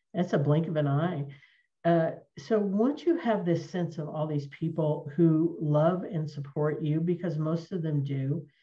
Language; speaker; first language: English; native; English